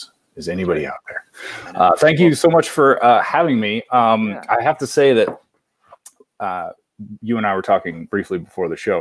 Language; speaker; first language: English; native; English